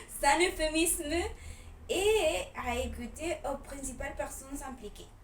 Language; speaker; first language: French; non-native, fluent; Spanish